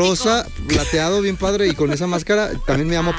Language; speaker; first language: Spanish; native; Spanish